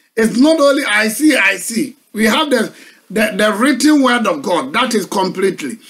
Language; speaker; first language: English; non-native, local second language; Akan